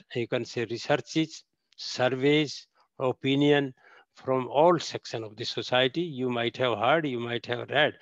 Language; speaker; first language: English; non-native, local second language; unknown